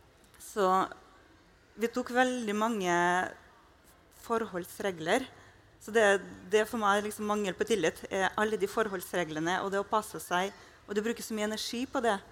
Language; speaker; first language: Norwegian; non-native, fluent; Russian